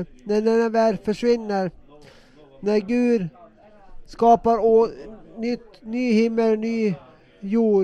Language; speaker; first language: Swedish; non-native, local second language; Finnish